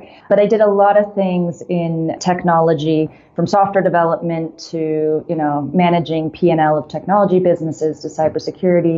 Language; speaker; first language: English; native; English